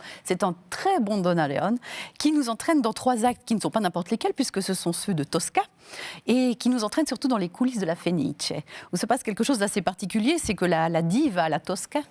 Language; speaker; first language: French; native; French